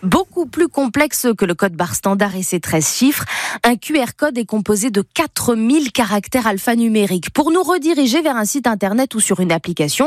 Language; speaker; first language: French; native; French